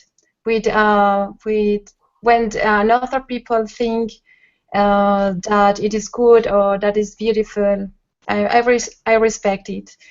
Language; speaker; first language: English; non-native, learner; Spanish